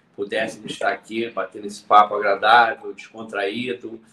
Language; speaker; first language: Portuguese; native; Portuguese